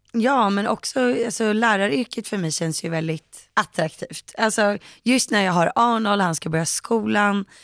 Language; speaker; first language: Swedish; native; Swedish